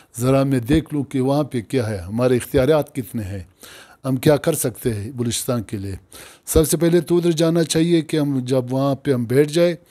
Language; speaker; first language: Urdu; non-native, local second language; Pashto